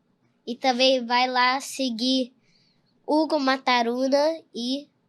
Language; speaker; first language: Portuguese; early bilingual, heritage; Portuguese